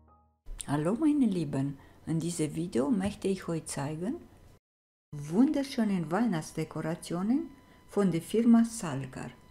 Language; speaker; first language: German; non-native, fluent; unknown